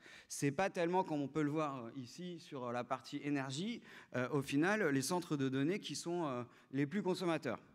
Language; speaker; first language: French; native; French